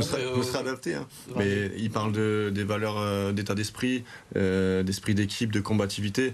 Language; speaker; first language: French; native; French